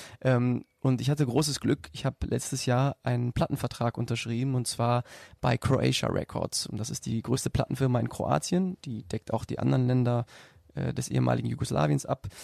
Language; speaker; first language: German; native; German